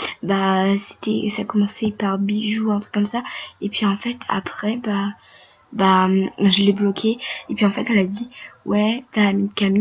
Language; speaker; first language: French; native; French